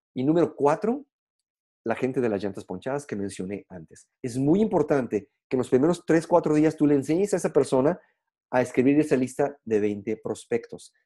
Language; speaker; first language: Spanish; native; Spanish